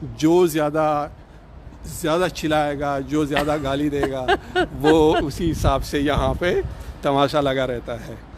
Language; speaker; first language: Urdu; non-native, local second language; Pashto